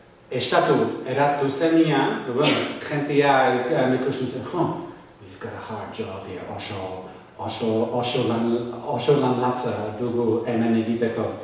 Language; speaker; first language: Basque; non-native, fluent; English